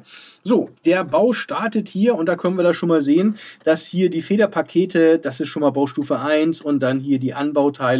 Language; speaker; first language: German; native; German